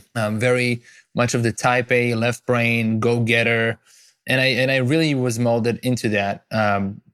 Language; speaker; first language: English; non-native, fluent; Hebrew